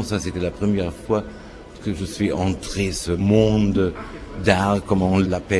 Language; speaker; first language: French; non-native, fluent; German